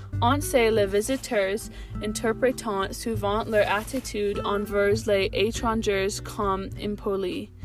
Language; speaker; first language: French; non-native, learner; English